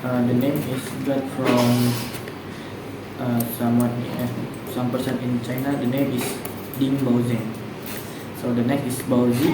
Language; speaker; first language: English; non-native, learner; Indonesian